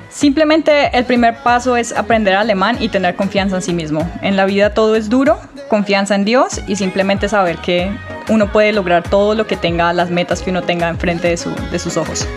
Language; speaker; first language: Spanish; native; Spanish